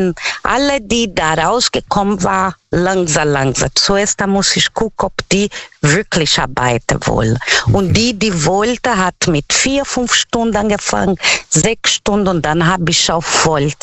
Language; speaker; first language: German; non-native, learner; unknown